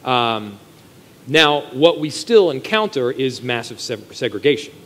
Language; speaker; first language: English; native; English